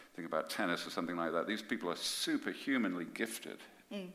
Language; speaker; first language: English; native; English